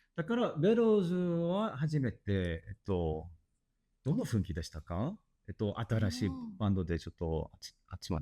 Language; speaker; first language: Japanese; non-native, learner; English